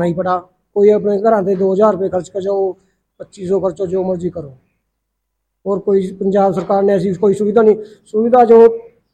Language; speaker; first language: Hindi; native; Hindi